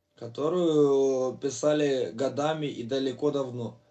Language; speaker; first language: Russian; native; Russian